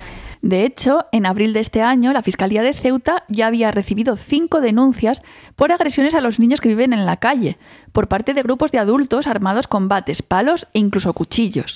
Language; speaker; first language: Spanish; native; Spanish